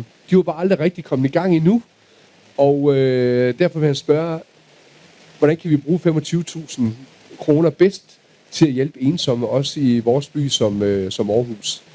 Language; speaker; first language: Danish; native; Danish